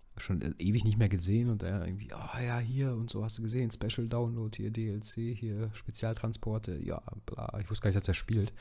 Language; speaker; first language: German; native; German